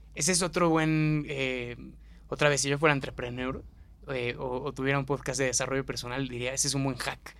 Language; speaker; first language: Spanish; native; Spanish